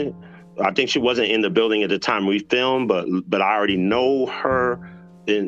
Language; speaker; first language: English; native; English